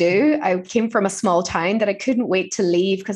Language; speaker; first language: English; native; English